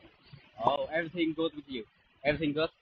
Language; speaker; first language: English; non-native, learner; Vietnamese